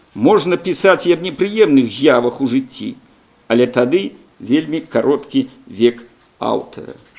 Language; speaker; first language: Belarusian; native; Belarusian